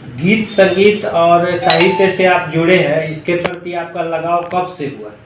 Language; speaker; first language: Hindi; native; Hindi